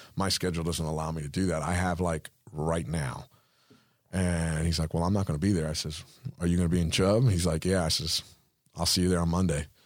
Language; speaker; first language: English; non-native, fluent; Spanish